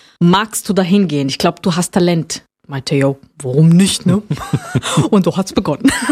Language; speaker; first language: German; non-native, fluent; Portuguese